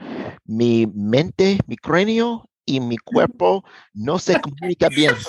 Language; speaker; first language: Spanish; non-native, learner; English